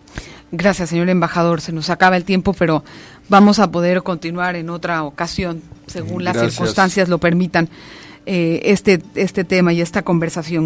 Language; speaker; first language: Spanish; native; Spanish